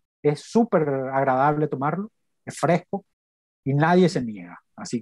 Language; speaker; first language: Spanish; native; Spanish